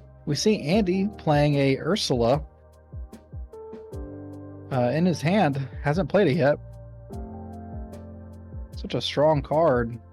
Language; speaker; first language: English; native; English